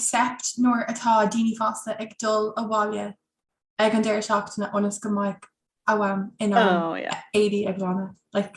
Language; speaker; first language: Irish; non-native, local second language; English